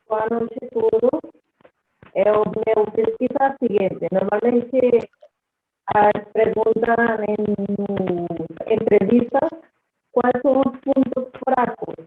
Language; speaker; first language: Portuguese; non-native, learner; Spanish